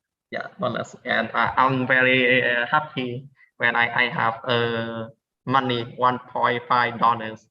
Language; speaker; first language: English; non-native, learner; Vietnamese